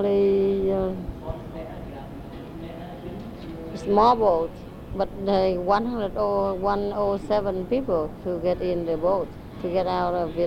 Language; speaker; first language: English; non-native, learner; Vietnamese